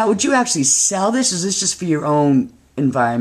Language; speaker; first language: English; native; English